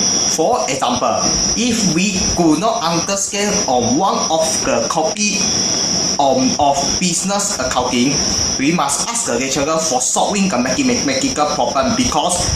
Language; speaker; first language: English; non-native, learner; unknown